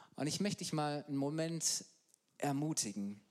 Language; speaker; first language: German; native; German